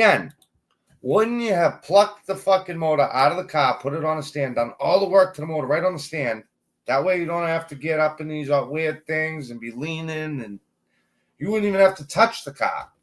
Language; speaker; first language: English; native; English